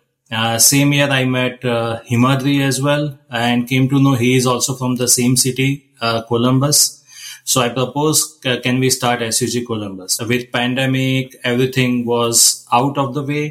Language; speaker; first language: English; non-native, local second language; Gujarati